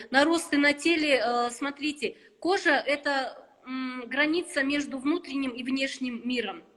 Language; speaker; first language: Russian; non-native, local second language; Kazakh